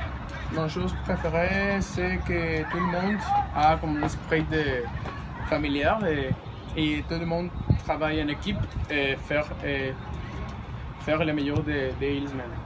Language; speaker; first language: French; non-native, learner; Spanish